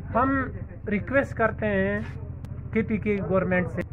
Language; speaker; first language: Urdu; non-native, local second language; Pashto